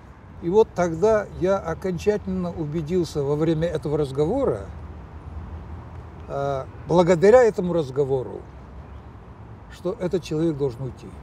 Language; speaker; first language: Russian; native; Russian